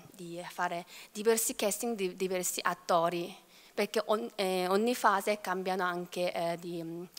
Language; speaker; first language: Italian; non-native, fluent; Korean